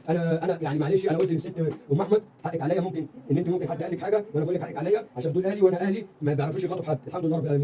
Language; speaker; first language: Arabic; native; Arabic